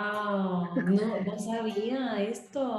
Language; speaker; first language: Spanish; non-native, fluent; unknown